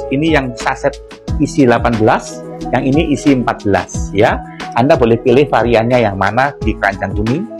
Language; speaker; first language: Indonesian; native; Indonesian